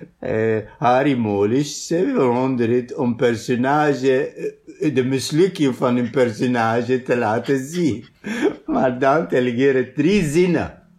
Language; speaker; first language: Dutch; non-native, fluent; Arabic